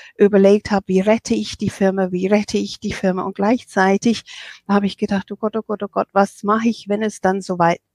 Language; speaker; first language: German; non-native, fluent; English